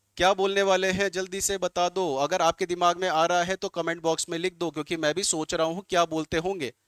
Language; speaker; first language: Hindi; native; Hindi